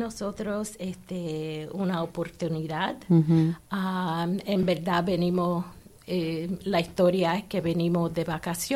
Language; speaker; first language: Spanish; early bilingual, heritage; Spanish